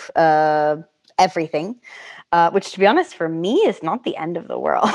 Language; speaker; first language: English; native; English